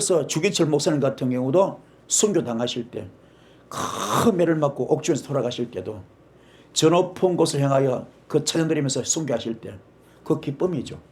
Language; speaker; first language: Korean; native; Korean